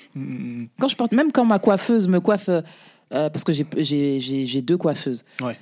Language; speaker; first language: French; native; French